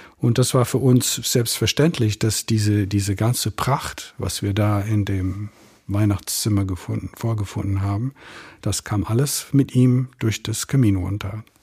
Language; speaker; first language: German; non-native, fluent; English